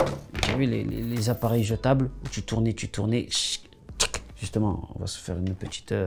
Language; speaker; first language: French; native; French